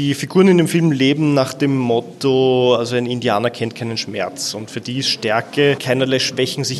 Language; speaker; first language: German; native; German